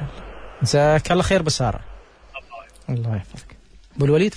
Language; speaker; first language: Arabic; native; Arabic